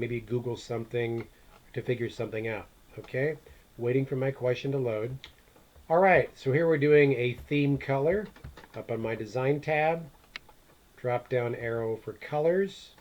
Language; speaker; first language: English; native; English